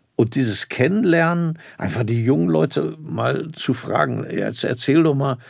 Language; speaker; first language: German; native; German